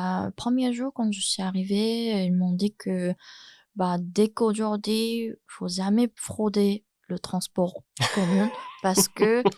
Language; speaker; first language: French; non-native, fluent; Chinese